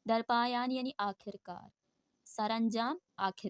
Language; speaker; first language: Persian; non-native, fluent; Urdu